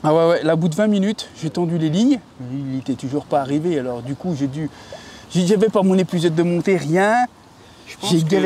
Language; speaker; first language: French; native; French